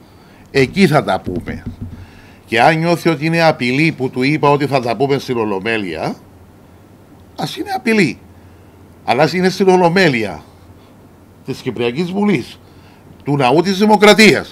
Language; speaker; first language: Greek; native; Greek